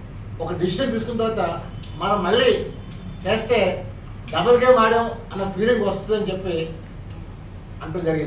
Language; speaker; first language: Telugu; native; Telugu